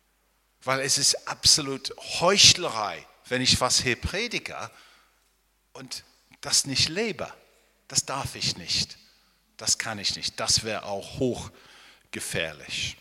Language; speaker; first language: German; non-native, fluent; English